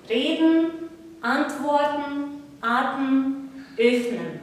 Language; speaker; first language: German; non-native, fluent; Belarusian